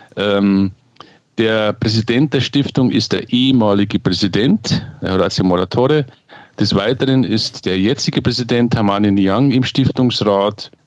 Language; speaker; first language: German; native; German